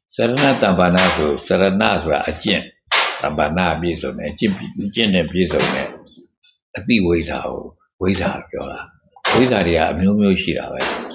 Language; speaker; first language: Burmese; native; Burmese